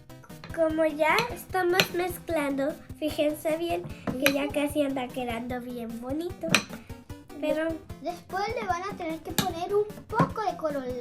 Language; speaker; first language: Spanish; native; Spanish